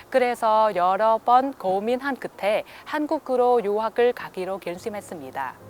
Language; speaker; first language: Korean; non-native, fluent; Vietnamese